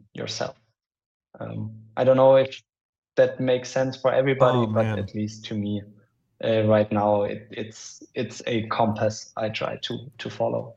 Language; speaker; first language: English; non-native, fluent; German